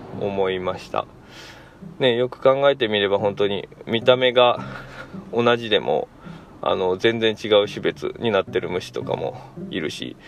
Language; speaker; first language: Japanese; native; Japanese